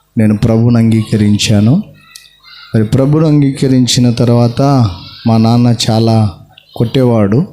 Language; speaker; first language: Telugu; non-native, local second language; Lambadi